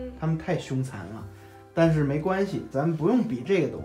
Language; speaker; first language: Chinese; native; Chinese